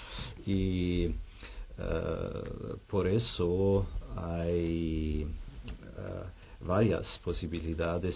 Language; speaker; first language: Spanish; non-native, fluent; German